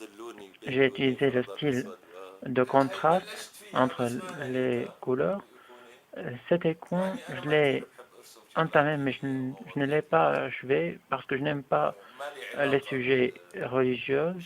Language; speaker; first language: French; non-native, fluent; Arabic